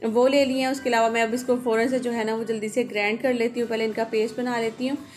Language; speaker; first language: Urdu; native; Urdu